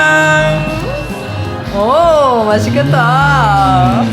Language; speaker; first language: Korean; non-native, learner; Persian